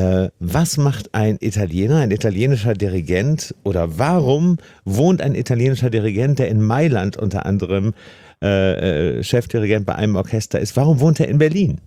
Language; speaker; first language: German; native; German